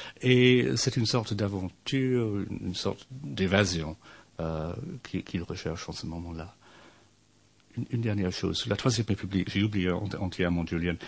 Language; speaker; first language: French; non-native, fluent; English